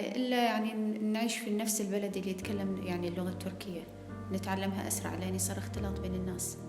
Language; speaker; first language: Arabic; native; Arabic